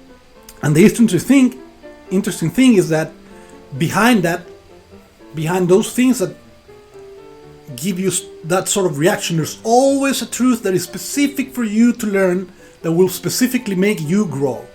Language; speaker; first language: English; non-native, fluent; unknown